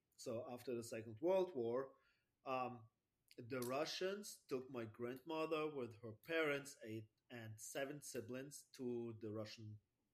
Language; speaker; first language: English; non-native, fluent; German